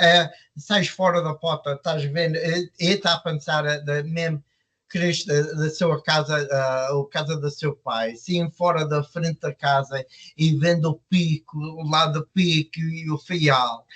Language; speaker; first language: Portuguese; early bilingual, heritage; Portuguese